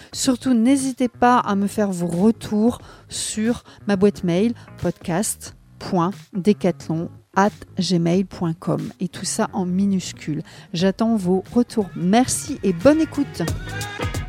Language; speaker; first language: French; native; French